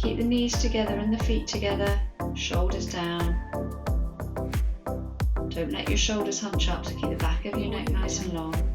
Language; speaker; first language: English; native; English